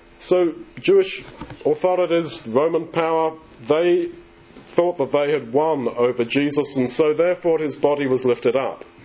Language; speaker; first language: English; native; English